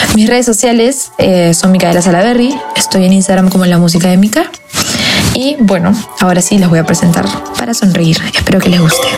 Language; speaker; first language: Spanish; native; Spanish